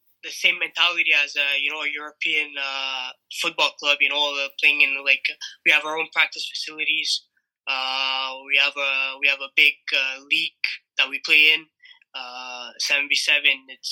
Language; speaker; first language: English; native; English